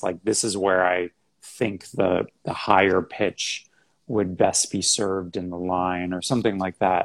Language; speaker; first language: English; native; English